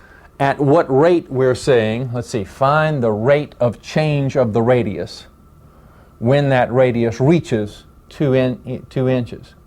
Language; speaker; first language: English; native; English